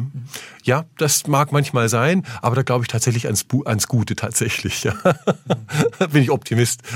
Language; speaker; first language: German; native; German